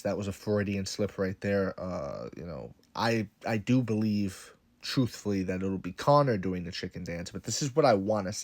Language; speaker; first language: English; native; English